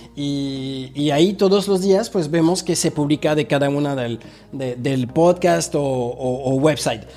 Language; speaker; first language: Spanish; non-native, fluent; French